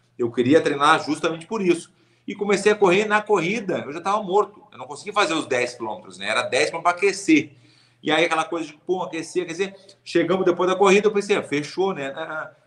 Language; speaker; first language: Portuguese; native; Portuguese